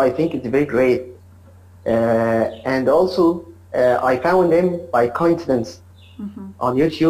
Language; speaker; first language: English; non-native, learner; Arabic